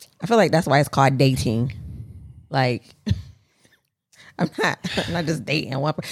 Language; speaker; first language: English; native; English